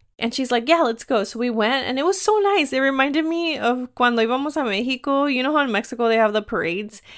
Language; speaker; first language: English; early bilingual, other home language; Spanish